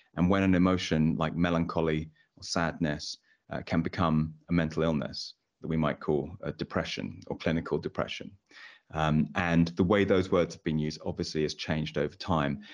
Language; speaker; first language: English; native; English